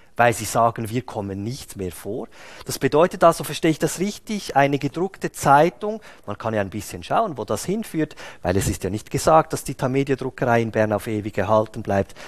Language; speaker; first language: German; native; German